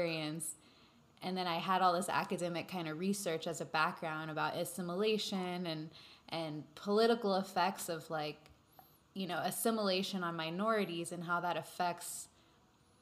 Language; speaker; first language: English; native; English